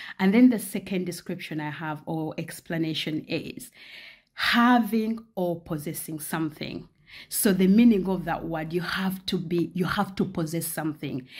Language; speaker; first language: English; non-native, local second language; Ganda